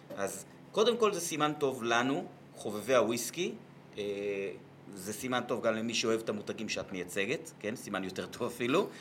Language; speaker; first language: Hebrew; native; Hebrew